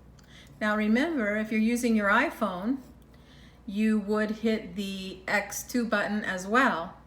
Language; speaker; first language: English; native; English